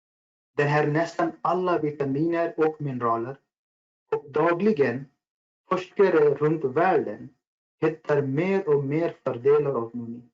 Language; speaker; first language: Swedish; non-native, fluent; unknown